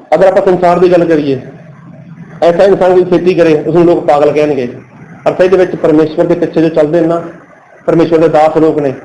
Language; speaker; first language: Hindi; non-native, local second language; Punjabi